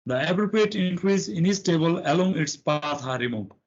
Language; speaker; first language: English; non-native, local second language; Nepali